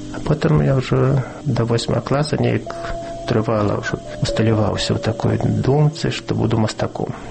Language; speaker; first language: Belarusian; non-native, local second language; Russian